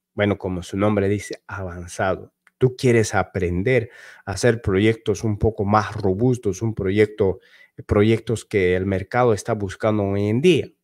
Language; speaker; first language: Spanish; native; Spanish